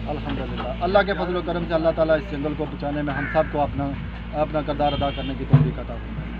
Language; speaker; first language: Urdu; non-native, local second language; Pahari-Potwari